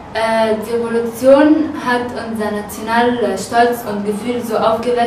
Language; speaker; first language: German; non-native, fluent; Arabic